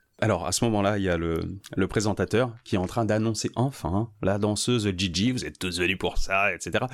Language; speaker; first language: French; native; French